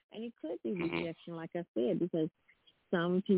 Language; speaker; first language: English; native; English